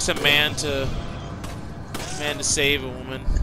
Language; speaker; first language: English; native; English